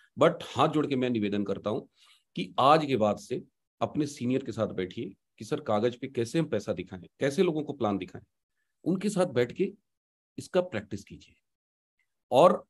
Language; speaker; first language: Hindi; native; Hindi